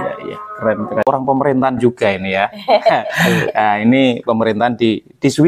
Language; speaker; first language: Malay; non-native, local second language; Javanese